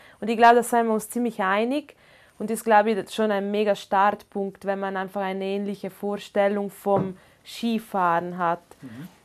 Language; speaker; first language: German; non-native, local second language; Ladin